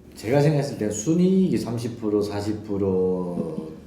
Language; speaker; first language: Korean; early bilingual, heritage; Korean